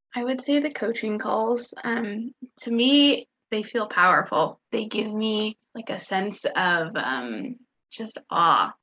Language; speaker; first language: English; native; English